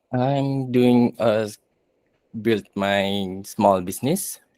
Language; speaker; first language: English; non-native, learner; Indonesian